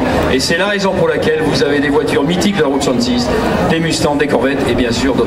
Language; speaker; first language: French; native; French